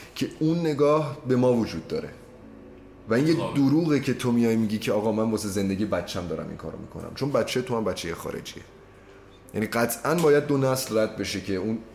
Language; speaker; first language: Persian; non-native, local second language; Azerbaijani